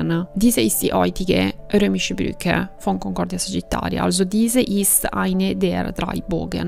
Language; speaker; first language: German; non-native, fluent; Italian